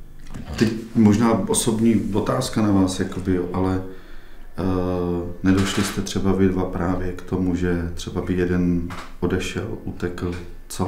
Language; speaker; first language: Czech; native; Czech